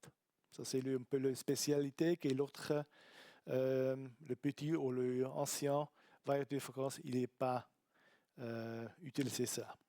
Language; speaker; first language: French; non-native, learner; Italian